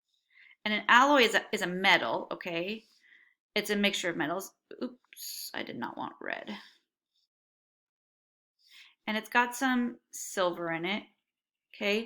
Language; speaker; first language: English; native; English